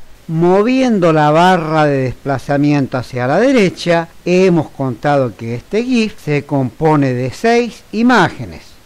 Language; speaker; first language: Spanish; native; Spanish